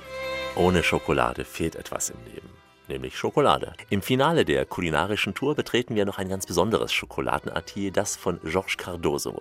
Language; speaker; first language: German; native; German